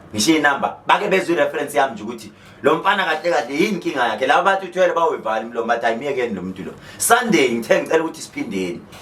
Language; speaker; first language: Zulu; native; Zulu